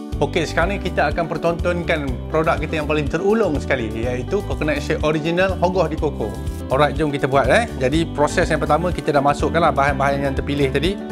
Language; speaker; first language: Malay; native; Malay